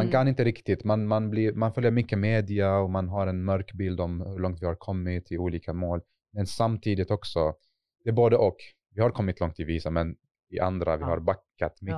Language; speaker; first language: Swedish; non-native, fluent; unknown